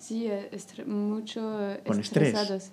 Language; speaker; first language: Spanish; non-native, learner; French